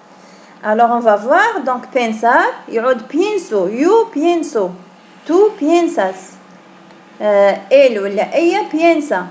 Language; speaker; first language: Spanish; non-native, fluent; Arabic